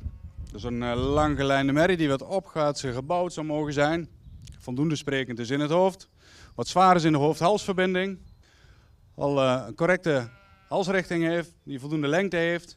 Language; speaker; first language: Dutch; native; Dutch